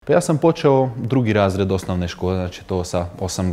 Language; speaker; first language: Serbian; non-native, local second language; Hungarian